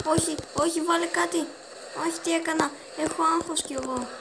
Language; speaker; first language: Greek; early bilingual, heritage; Greek